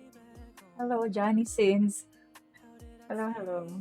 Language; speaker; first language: English; non-native, local second language; Filipino